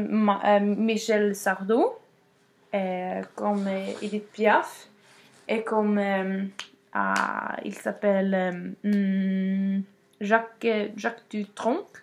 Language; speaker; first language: French; non-native, learner; Swedish